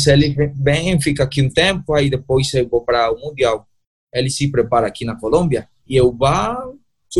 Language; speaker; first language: Portuguese; non-native, learner; Spanish